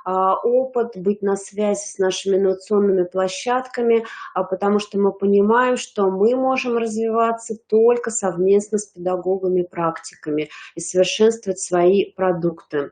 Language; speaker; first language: Russian; native; Russian